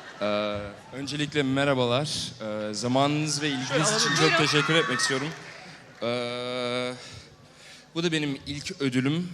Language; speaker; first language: Turkish; early bilingual, heritage; Turkish